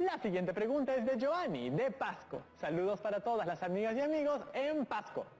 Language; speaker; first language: Spanish; native; Spanish